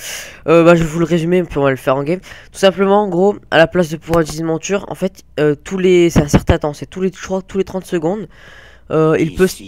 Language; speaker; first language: French; native; French